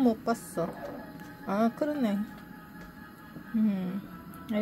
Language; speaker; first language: Korean; non-native, learner; Filipino